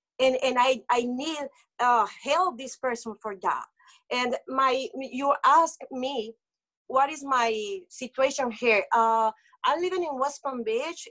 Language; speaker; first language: English; non-native, local second language; Spanish